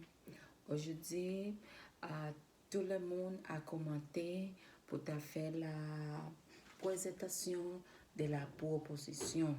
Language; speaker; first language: French; non-native, learner; Spanish